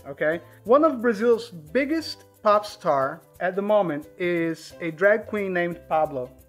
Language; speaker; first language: English; non-native, fluent; Portuguese